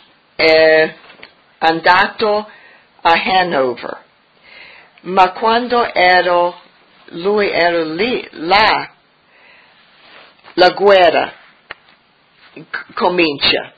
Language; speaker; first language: Italian; early bilingual, heritage; English